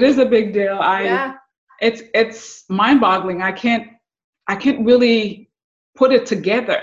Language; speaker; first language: English; non-native, fluent; Haitian Creole